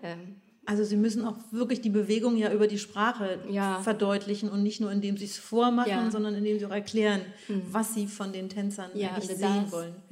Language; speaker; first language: German; native; German